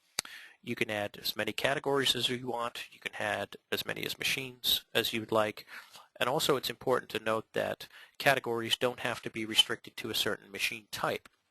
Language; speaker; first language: English; native; English